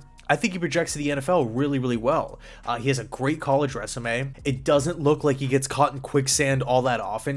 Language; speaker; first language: English; native; English